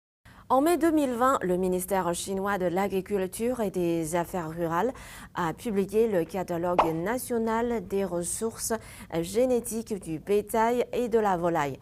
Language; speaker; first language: French; non-native, fluent; Chinese